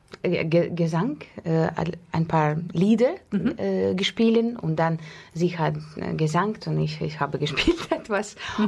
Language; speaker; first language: German; non-native, learner; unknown